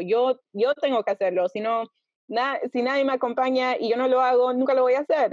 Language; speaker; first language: Spanish; early bilingual, heritage; Spanish